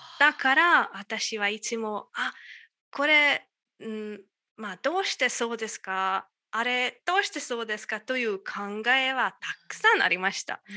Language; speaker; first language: Japanese; non-native, learner; Hungarian